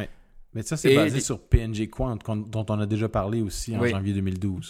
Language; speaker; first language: French; native; French